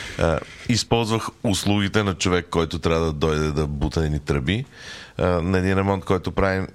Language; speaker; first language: Bulgarian; native; Bulgarian